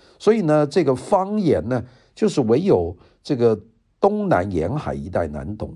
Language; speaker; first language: Chinese; non-native, local second language; Cantonese